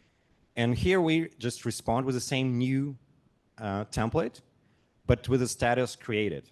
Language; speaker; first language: English; non-native, fluent; Russian